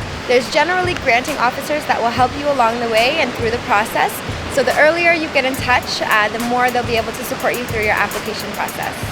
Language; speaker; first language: English; native; English